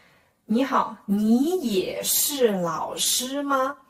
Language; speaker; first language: Chinese; non-native, fluent; Khmer